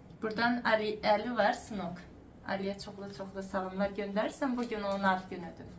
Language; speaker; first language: Azerbaijani; early bilingual, heritage; Azerbaijani